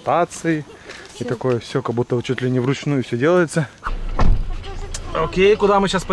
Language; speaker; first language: Russian; native; Russian